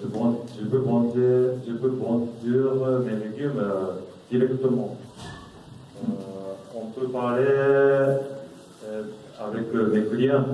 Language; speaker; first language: French; non-native, learner; Japanese